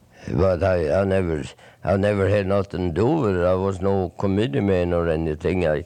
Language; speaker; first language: English; non-native, fluent; Swedish